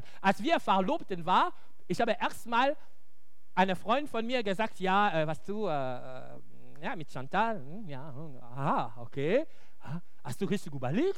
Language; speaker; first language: German; non-native, local second language; French